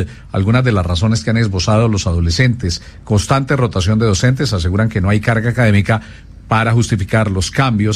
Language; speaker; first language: Spanish; native; Spanish